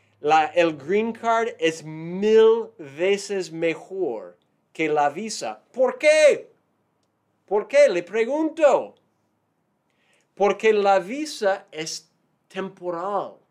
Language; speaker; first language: Spanish; non-native, fluent; English